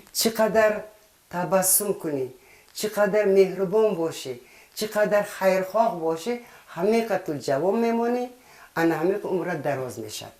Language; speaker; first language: Tajik; native; Tajik